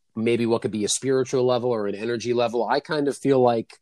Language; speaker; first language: English; native; English